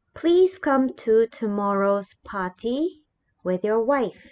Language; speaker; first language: English; non-native, fluent; Japanese